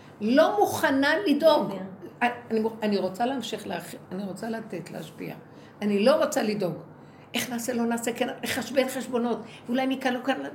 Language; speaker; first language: Hebrew; native; Hebrew